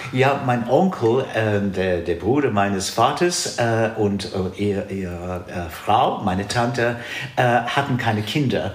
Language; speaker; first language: German; non-native, fluent; English